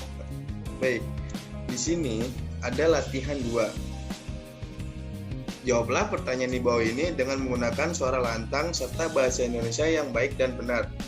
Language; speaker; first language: Indonesian; native; Indonesian